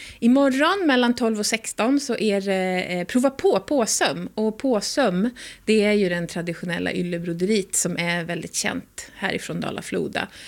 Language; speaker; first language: Swedish; native; Swedish